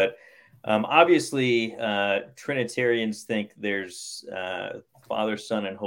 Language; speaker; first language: English; native; English